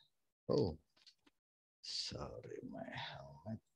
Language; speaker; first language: English; non-native, fluent; Indonesian